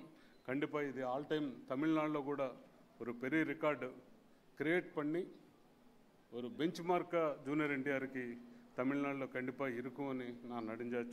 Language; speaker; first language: Tamil; non-native, learner; Telugu